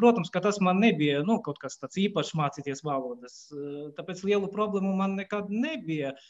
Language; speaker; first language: Latvian; non-native, local second language; Russian